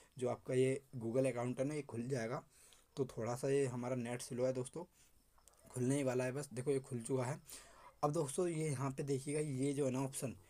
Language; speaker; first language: Hindi; native; Hindi